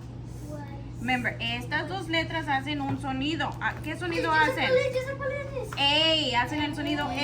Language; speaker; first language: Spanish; early bilingual, heritage; Spanish